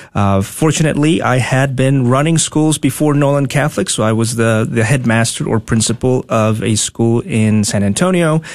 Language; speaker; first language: English; non-native, fluent; Spanish